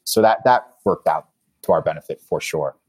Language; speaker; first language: English; native; English